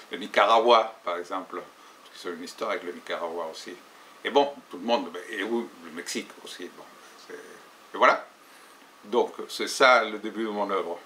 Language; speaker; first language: French; non-native, fluent; Spanish